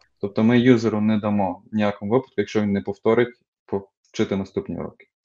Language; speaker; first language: Ukrainian; native; Ukrainian